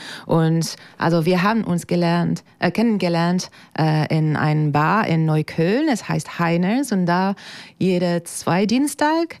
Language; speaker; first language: German; non-native, learner; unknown